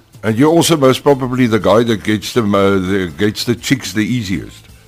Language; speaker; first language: English; non-native, local second language; Afrikaans